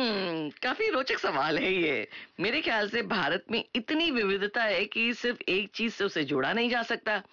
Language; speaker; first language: Hindi; native; Hindi